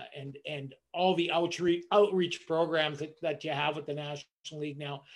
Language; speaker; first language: English; native; English